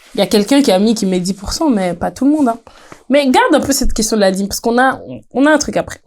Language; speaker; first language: French; native; French